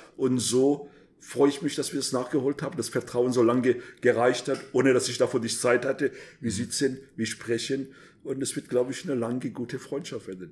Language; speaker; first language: German; non-native, fluent; Persian